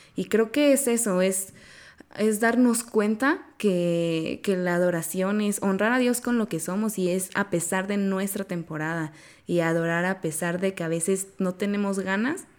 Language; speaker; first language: Spanish; native; Spanish